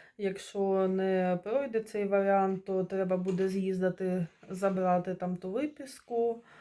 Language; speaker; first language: Ukrainian; non-native, local second language; Russian